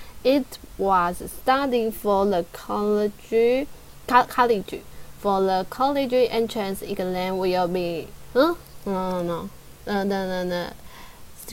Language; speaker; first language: English; non-native, learner; Chinese